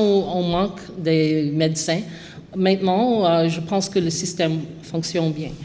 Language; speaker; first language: French; non-native, local second language; English